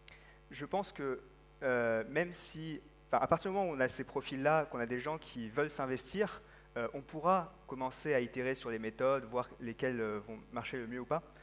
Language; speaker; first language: French; native; French